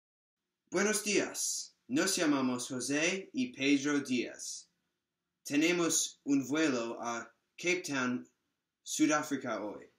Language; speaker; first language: Spanish; non-native, learner; English